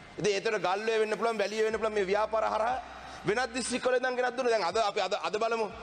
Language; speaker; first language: Sinhala; non-native, local second language; Tamil